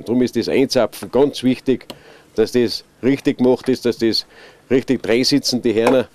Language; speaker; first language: German; native; German